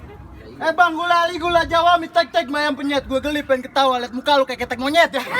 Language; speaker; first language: Indonesian; native; Indonesian